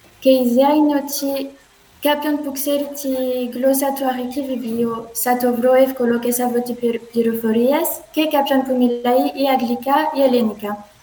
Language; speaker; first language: Greek; non-native, learner; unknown